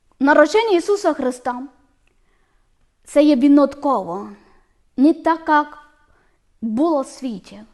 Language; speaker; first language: Ukrainian; non-native, learner; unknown